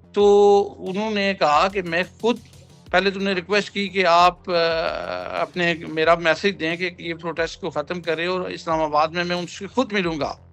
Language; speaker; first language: Urdu; non-native, local second language; Punjabi